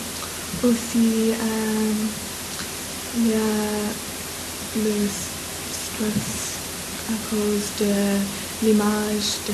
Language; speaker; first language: French; non-native, learner; English